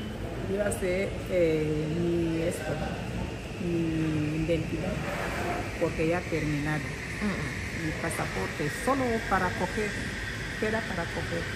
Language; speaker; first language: Spanish; non-native, learner; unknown